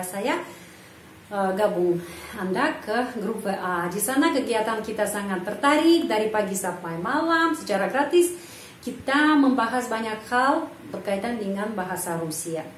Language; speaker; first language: Indonesian; non-native, fluent; Russian